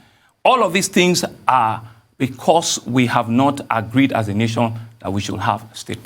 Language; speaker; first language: English; non-native, local second language; Yoruba